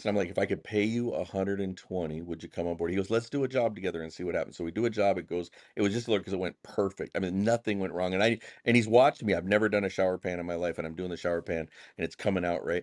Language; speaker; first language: English; native; English